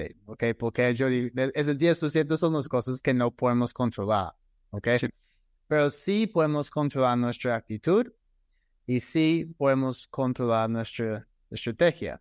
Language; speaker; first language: Spanish; non-native, fluent; English